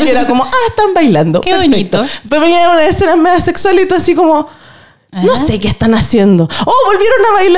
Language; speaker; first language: Spanish; native; Spanish